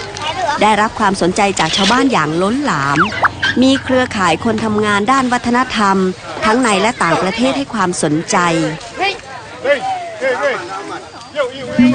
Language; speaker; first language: Thai; native; Thai